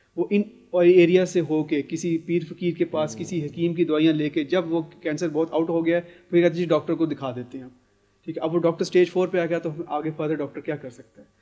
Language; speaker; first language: Urdu; native; Urdu